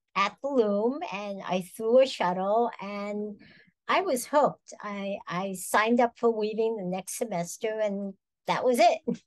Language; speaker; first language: English; native; English